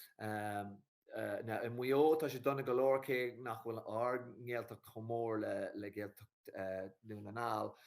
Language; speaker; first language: Irish; native; Irish